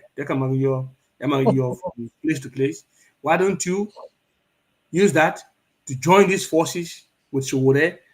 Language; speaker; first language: English; non-native, local second language; Yoruba